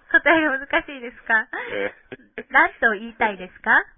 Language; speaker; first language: Japanese; non-native, fluent; Korean